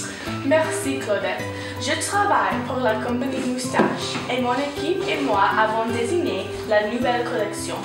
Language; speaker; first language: French; non-native, learner; English